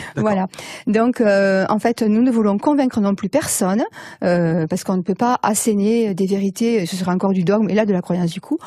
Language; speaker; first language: French; native; French